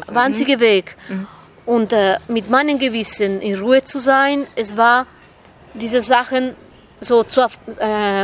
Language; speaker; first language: German; non-native, fluent; Italian